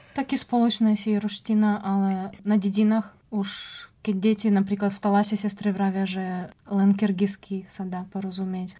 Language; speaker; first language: Slovak; non-native, fluent; Russian